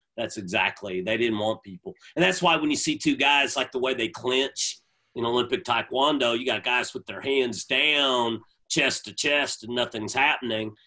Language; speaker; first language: English; native; English